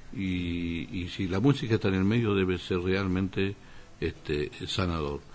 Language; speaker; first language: Spanish; native; Spanish